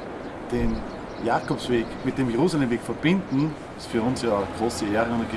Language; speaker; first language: German; native; German